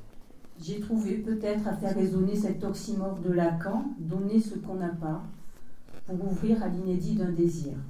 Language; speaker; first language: French; native; French